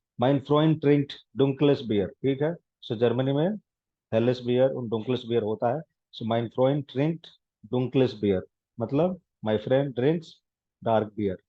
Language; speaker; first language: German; non-native, fluent; Hindi